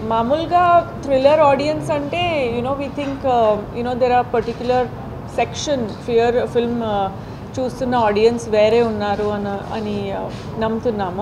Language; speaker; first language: Telugu; non-native, fluent; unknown